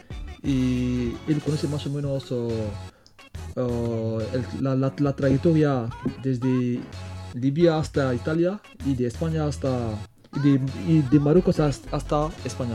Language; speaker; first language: Spanish; non-native, fluent; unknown